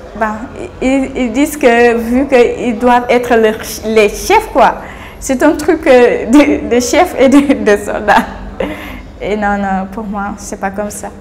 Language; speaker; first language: French; non-native, local second language; Wolof